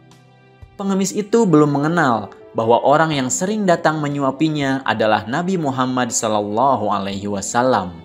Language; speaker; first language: Indonesian; native; Indonesian